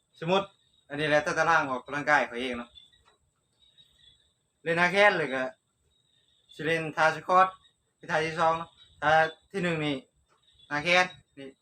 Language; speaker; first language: Thai; non-native, local second language; Northeastern Thai